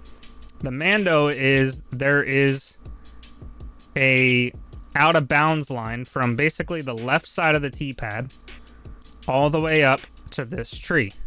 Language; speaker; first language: English; native; English